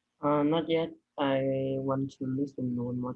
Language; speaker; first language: English; non-native, learner; Vietnamese